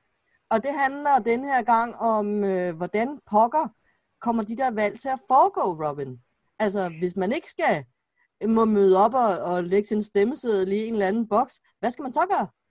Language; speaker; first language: Danish; native; Danish